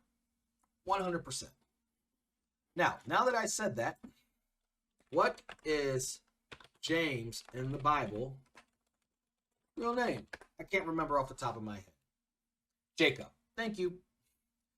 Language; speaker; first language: English; native; English